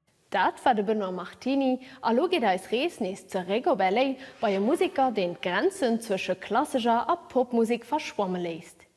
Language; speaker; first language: German; non-native, local second language; Luxembourgish